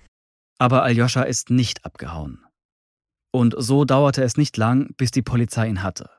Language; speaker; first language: German; native; German